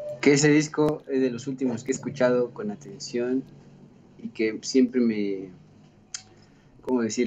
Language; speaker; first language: Spanish; native; Spanish